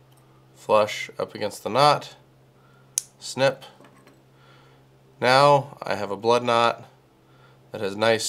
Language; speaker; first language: English; native; English